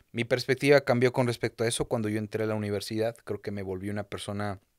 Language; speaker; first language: Spanish; native; Spanish